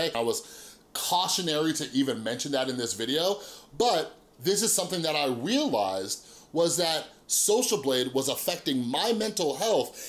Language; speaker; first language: English; native; English